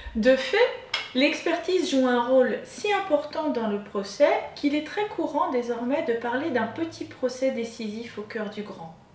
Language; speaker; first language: French; native; French